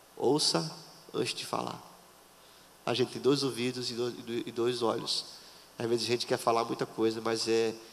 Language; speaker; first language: Portuguese; native; Portuguese